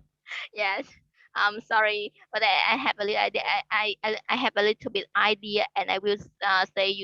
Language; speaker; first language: English; non-native, learner; Khmer